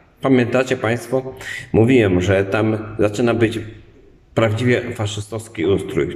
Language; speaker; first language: Polish; native; Polish